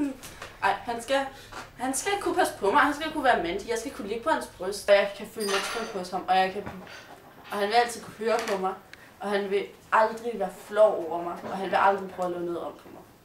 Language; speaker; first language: Danish; native; Danish